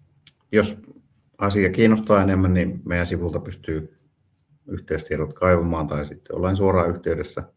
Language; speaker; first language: Finnish; native; Finnish